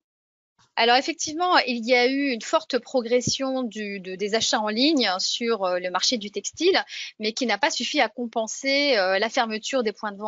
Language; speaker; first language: French; native; French